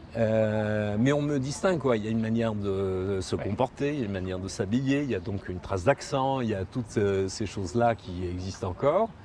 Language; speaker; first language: French; non-native, local second language; Spanish